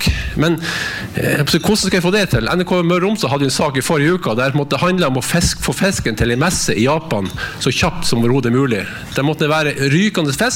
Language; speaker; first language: Norwegian; native; Norwegian